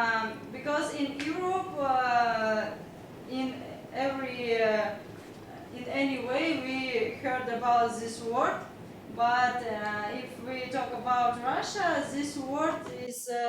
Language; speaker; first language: English; non-native, learner; Russian